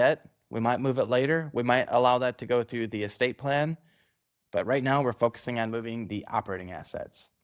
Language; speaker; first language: English; native; English